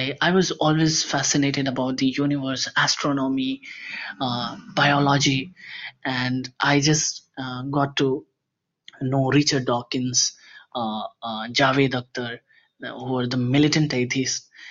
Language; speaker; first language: English; non-native, local second language; Hindi